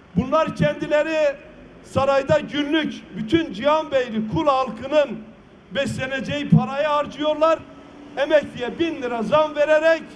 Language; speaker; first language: Turkish; non-native, local second language; Kurdish